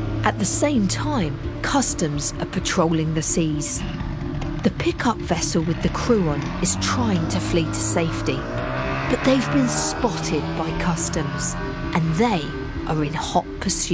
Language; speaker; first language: English; native; English